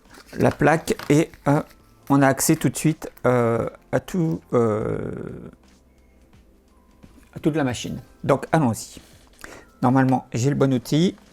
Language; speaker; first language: French; native; French